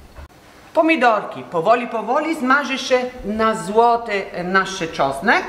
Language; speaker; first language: Polish; non-native, learner; Italian